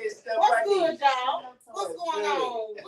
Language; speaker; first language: English; native; English